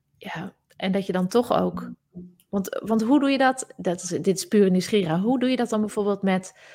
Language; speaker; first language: Dutch; native; Dutch